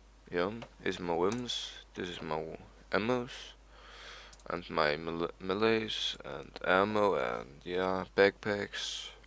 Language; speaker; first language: English; non-native, learner; Danish